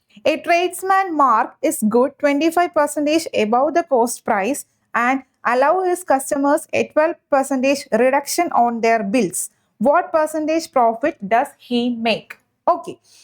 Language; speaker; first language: English; non-native, local second language; Malayalam